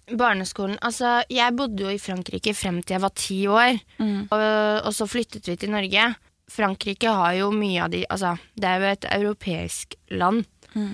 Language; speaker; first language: Norwegian; early bilingual, other home language; French